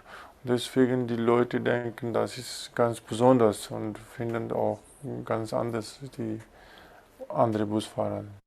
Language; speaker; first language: German; non-native, fluent; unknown